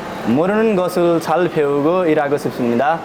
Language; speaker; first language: Korean; non-native, learner; Nepali